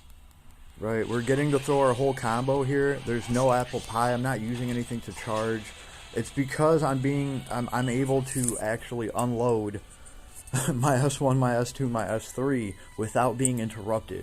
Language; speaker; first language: English; native; English